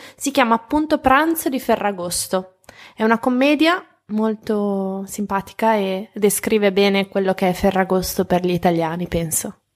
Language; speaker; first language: Italian; native; Italian